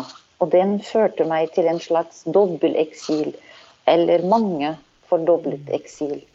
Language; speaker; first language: Norwegian; non-native, fluent; Arabic